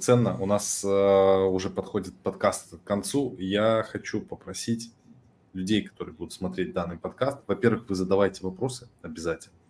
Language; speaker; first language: Russian; native; Russian